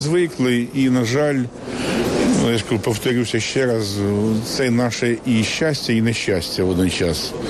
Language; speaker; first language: Ukrainian; native; Ukrainian